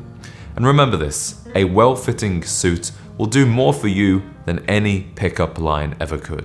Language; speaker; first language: English; native; English